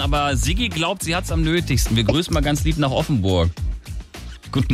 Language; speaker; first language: German; native; German